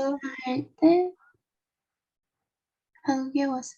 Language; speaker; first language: Korean; non-native, learner; Russian